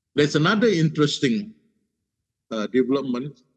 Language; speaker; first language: English; non-native, local second language; Malay